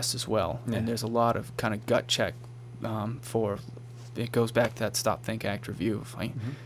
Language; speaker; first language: English; native; English